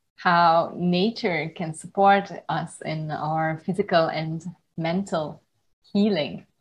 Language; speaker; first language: English; non-native, fluent; Hungarian